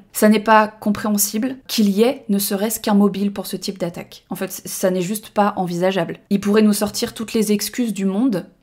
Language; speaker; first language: French; native; French